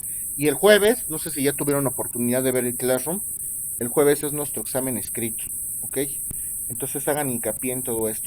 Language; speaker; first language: Spanish; native; Spanish